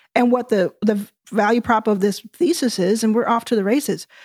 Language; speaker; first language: English; native; English